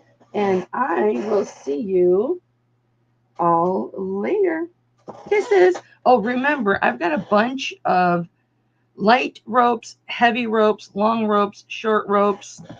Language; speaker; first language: English; native; English